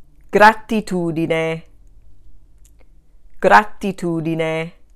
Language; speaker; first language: Italian; non-native, fluent; English